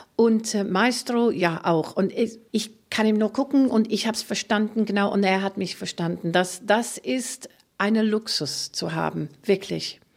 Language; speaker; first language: German; non-native, fluent; English